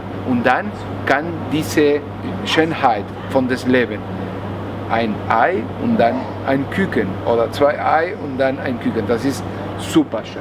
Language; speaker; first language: German; non-native, learner; Spanish